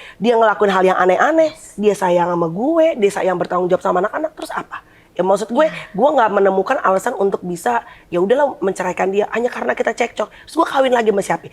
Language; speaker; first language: Indonesian; native; Indonesian